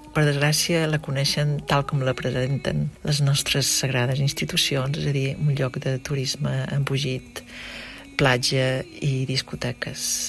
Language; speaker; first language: Catalan; native; Catalan